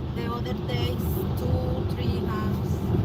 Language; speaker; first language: English; non-native, learner; Spanish